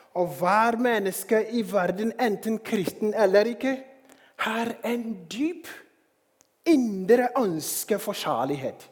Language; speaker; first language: Norwegian; non-native, fluent; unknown